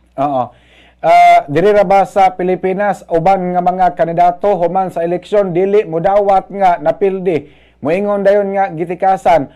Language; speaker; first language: Cebuano; native; Cebuano